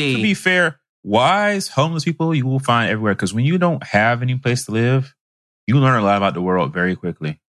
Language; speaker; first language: English; native; English